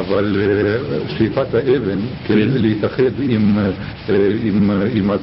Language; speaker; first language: Hebrew; non-native, fluent; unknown